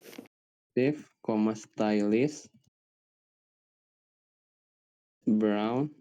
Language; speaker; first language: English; non-native, learner; Indonesian